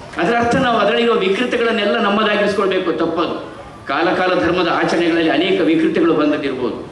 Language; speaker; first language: Kannada; non-native, local second language; Tulu